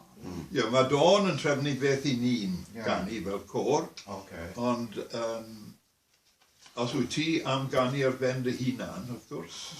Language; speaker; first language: Welsh; native; Welsh